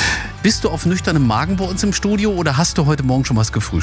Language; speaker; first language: German; native; German